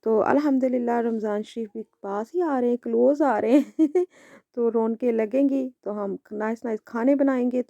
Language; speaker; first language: Hindi; early bilingual, heritage; Hindi